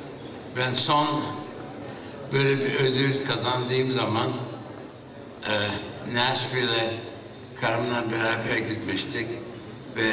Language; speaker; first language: Turkish; early bilingual, heritage; Turkish